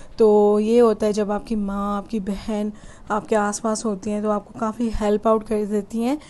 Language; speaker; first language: Urdu; native; Urdu